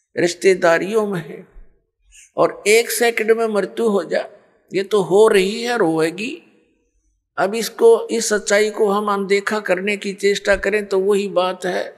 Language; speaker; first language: Hindi; native; Hindi